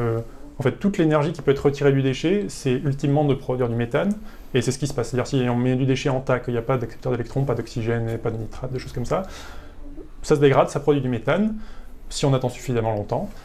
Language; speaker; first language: French; native; French